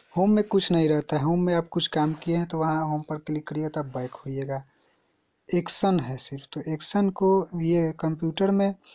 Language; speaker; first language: Hindi; native; Hindi